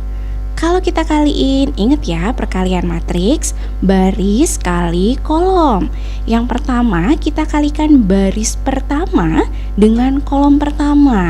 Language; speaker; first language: Indonesian; native; Indonesian